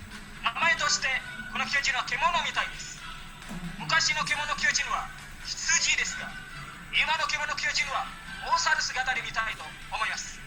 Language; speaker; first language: Japanese; non-native, learner; Indonesian